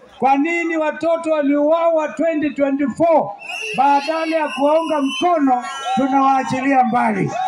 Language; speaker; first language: Swahili; non-native, local second language; Kamba